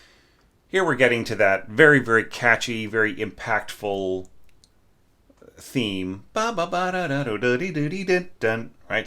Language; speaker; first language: English; native; English